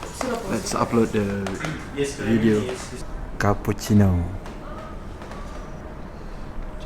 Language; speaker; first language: English; non-native, learner; Malay